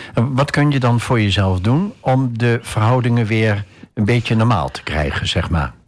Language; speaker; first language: Dutch; native; Dutch